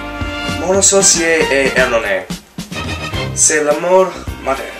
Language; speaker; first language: French; non-native, learner; English